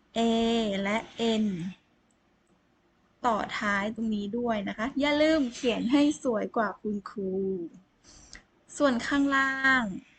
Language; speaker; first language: Thai; native; Thai